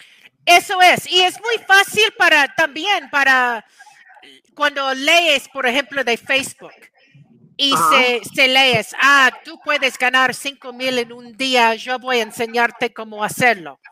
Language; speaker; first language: Spanish; non-native, fluent; English